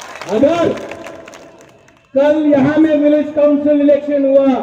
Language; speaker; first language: Hindi; non-native, local second language; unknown